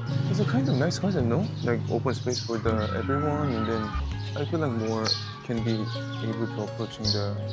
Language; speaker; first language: English; non-native, learner; Korean